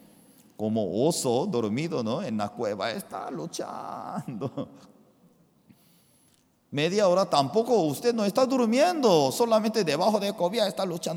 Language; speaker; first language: Spanish; non-native, fluent; Korean